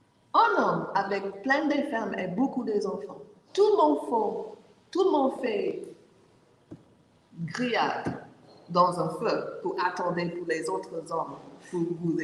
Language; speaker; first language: French; non-native, learner; English